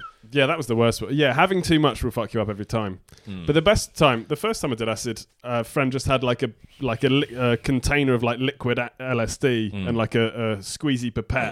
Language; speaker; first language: English; native; English